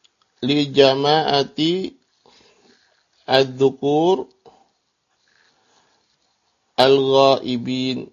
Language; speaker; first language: Arabic; non-native, fluent; Indonesian